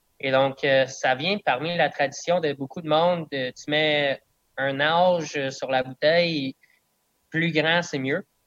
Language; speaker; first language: French; non-native, local second language; English